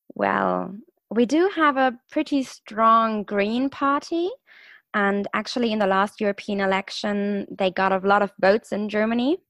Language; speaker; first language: English; non-native, fluent; German